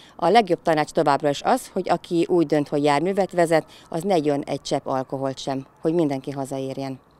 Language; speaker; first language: Hungarian; native; Hungarian